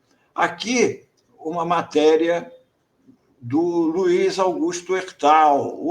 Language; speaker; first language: Portuguese; native; Portuguese